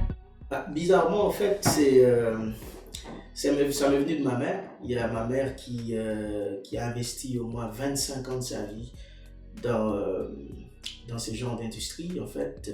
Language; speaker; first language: French; non-native, local second language; Haitian Creole